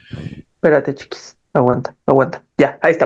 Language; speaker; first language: Spanish; native; Spanish